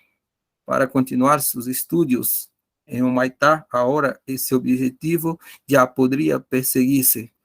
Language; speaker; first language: Spanish; non-native, learner; Portuguese